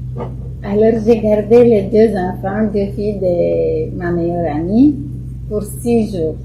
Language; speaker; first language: French; non-native, fluent; Romanian